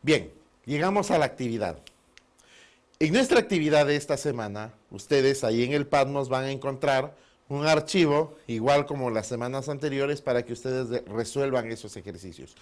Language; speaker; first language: Spanish; native; Spanish